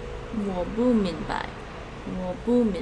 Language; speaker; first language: Chinese; non-native, learner; English